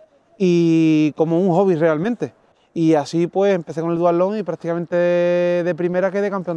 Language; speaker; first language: Spanish; native; Spanish